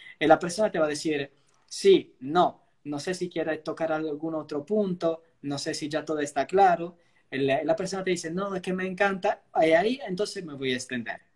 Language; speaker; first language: Spanish; non-native, fluent; Italian